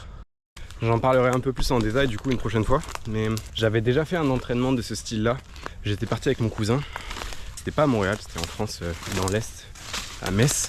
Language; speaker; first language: French; native; French